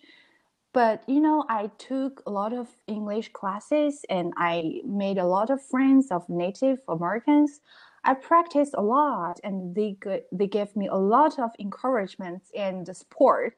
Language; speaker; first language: English; non-native, learner; Chinese